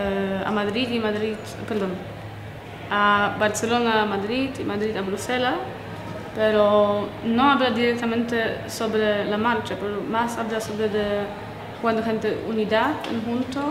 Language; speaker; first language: Spanish; non-native, learner; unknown